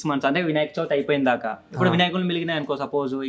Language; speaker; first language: Telugu; native; Telugu